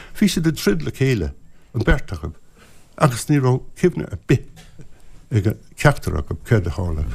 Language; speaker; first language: Irish; non-native, local second language; English